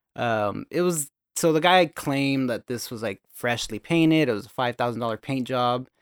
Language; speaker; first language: English; native; English